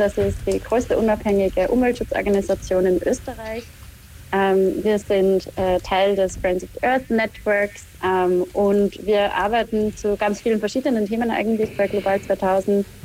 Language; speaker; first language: German; native; German